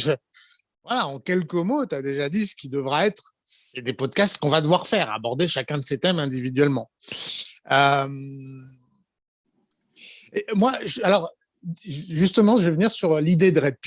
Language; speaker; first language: French; native; French